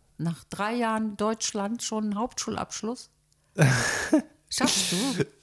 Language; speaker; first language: German; native; German